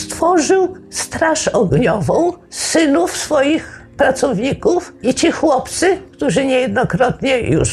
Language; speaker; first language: Polish; native; Polish